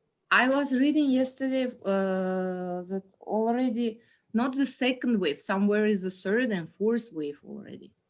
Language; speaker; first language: English; non-native, fluent; Russian